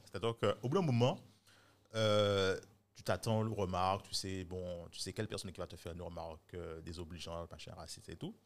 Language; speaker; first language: French; native; French